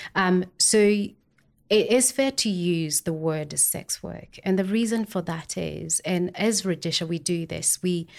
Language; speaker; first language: English; non-native, local second language; Kikuyu